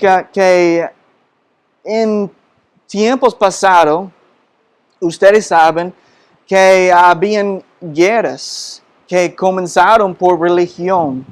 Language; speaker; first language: Spanish; non-native, fluent; English